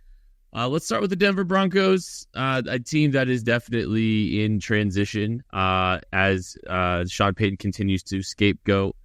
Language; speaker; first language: English; native; English